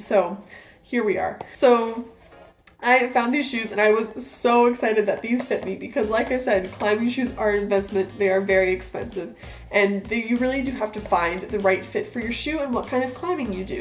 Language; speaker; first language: English; native; English